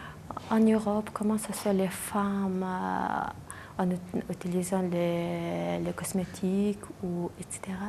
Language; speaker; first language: French; non-native, learner; Mongolian